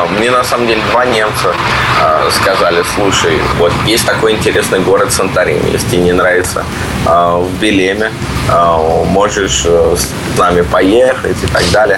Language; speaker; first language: Russian; native; Russian